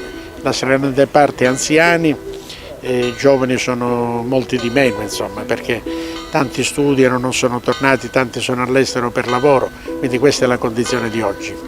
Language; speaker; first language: Italian; native; Italian